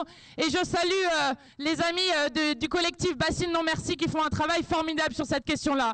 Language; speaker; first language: French; native; French